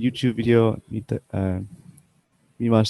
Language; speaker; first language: Japanese; non-native, learner; English